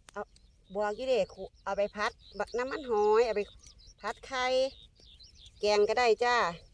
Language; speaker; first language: Thai; native; Thai